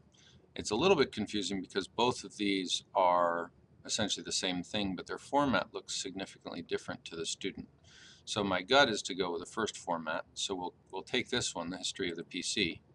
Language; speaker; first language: English; native; English